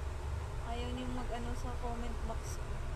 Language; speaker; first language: Filipino; native; Filipino